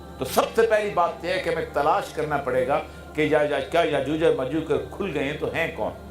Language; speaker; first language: Urdu; non-native, local second language; Punjabi